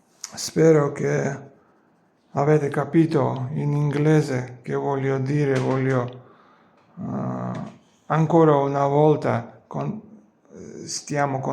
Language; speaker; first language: Italian; non-native, learner; Georgian